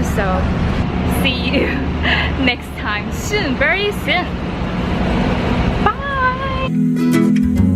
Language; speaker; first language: English; non-native, learner; Korean